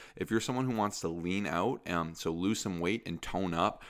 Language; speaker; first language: English; native; English